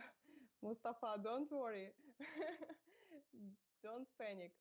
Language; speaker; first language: English; non-native, fluent; Russian